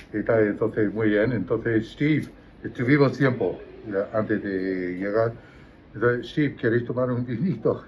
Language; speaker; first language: Spanish; early bilingual, other home language; English